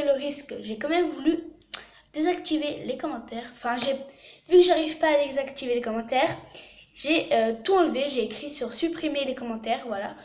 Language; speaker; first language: French; native; French